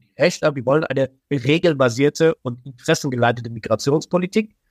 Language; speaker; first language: German; early bilingual, other home language; Persian